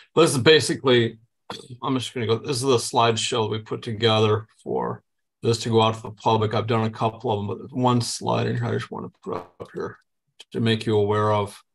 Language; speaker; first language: English; native; English